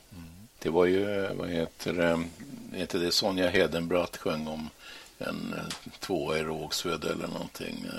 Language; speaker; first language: Swedish; native; Swedish